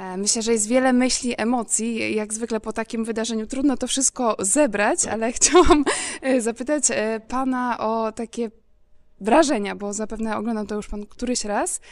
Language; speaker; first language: Polish; native; Polish